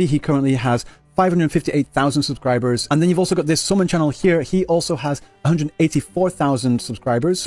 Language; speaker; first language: English; native; English